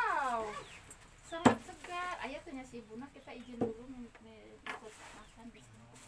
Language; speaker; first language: Indonesian; non-native, local second language; Sundanese